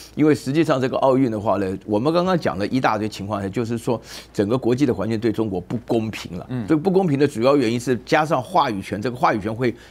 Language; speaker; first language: Chinese; native; Chinese